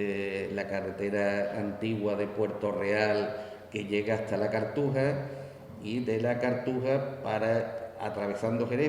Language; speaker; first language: Spanish; native; Spanish